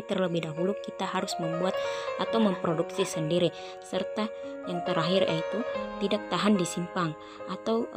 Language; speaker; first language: Indonesian; native; Indonesian